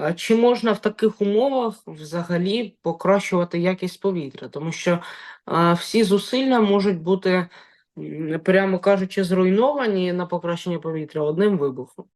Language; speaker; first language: Ukrainian; native; Ukrainian